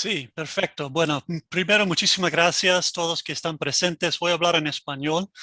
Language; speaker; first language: Spanish; non-native, fluent; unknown